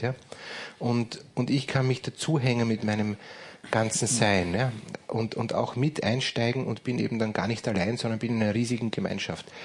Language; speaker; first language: German; native; German